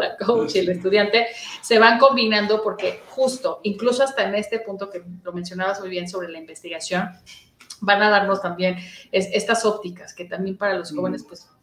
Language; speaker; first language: Spanish; native; Spanish